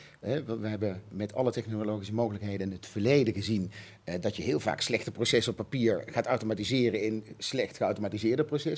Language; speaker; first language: Dutch; native; Dutch